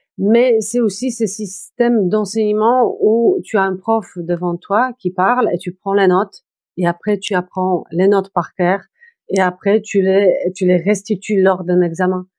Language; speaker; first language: French; non-native, fluent; Polish